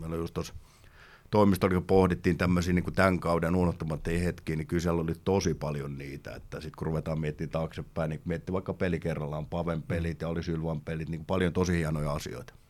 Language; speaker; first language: Finnish; native; Finnish